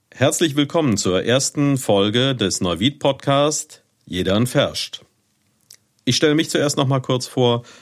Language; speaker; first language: German; native; German